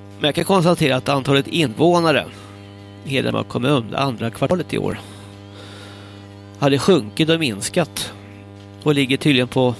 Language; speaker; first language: Swedish; native; Swedish